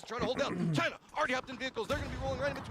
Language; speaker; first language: English; native; English